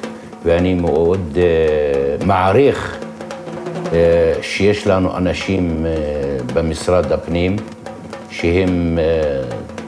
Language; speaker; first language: Hebrew; non-native, local second language; Adyghe